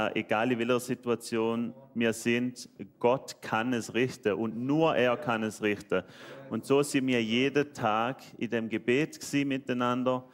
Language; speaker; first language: German; native; German